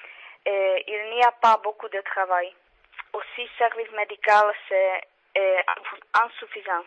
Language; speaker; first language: French; non-native, learner; Czech